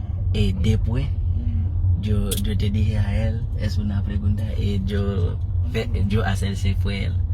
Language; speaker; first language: Spanish; non-native, learner; Haitian Creole